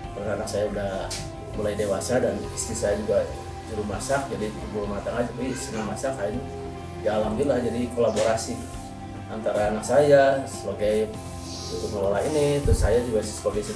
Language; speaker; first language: Indonesian; non-native, local second language; Sundanese